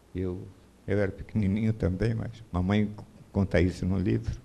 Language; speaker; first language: Portuguese; native; Portuguese